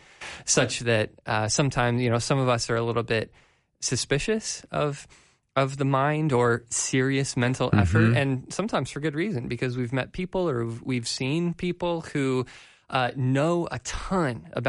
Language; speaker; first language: English; native; English